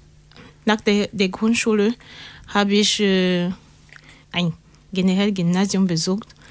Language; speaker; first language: German; non-native, learner; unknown